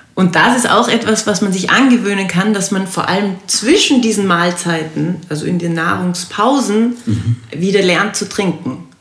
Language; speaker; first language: German; native; German